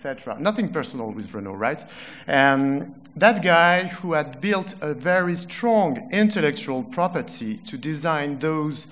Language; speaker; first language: English; non-native, fluent; French